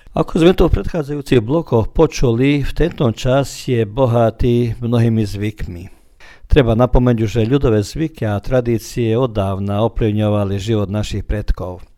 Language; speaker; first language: Slovak; early bilingual, heritage; Croatian